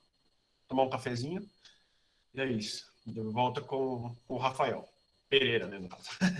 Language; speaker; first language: Portuguese; native; Portuguese